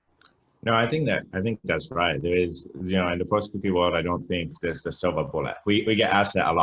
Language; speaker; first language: English; native; English